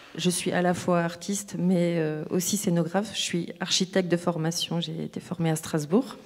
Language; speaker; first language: French; native; French